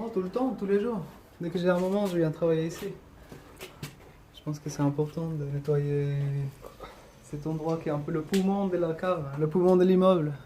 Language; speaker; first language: French; early bilingual, other home language; Spanish